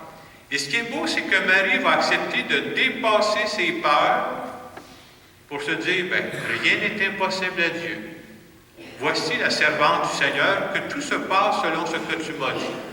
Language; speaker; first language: French; native; French